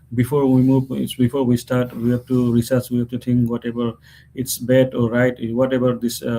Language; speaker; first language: English; non-native, local second language; Nepali